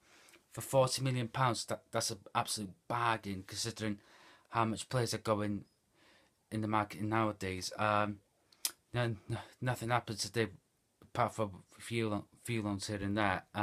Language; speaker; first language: English; native; English